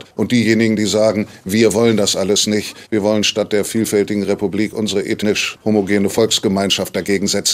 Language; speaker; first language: German; native; German